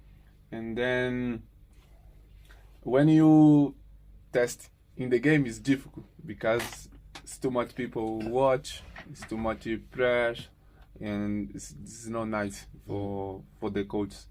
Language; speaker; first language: English; non-native, learner; Portuguese